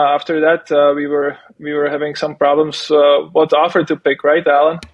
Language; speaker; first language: English; non-native, fluent; Czech